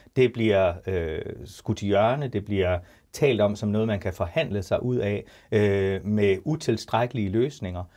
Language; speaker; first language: Danish; native; Danish